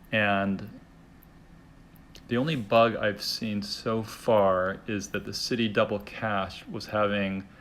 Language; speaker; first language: English; native; English